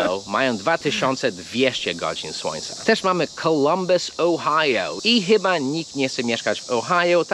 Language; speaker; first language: Polish; non-native, fluent; English